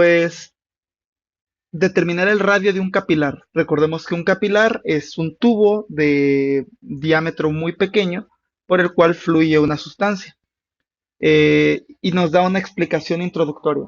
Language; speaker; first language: Spanish; native; Spanish